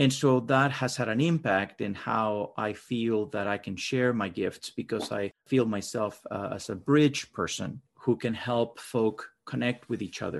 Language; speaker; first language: English; non-native, fluent; Spanish